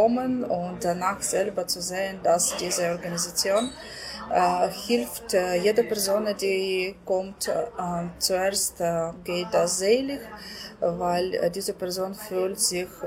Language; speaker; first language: German; non-native, learner; Ukrainian